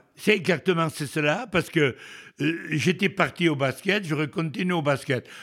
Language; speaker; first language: French; native; French